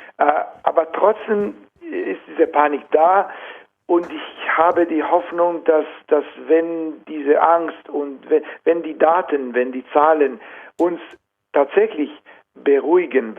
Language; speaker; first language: German; non-native, fluent; Italian